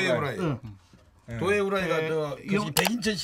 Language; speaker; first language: Korean; native; Korean